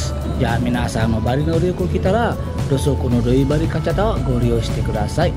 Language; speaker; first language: Japanese; non-native, fluent; Balinese